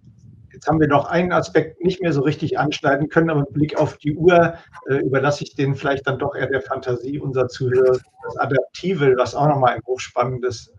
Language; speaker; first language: German; native; German